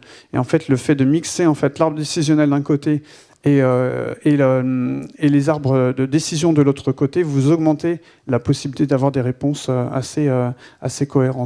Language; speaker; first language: French; native; French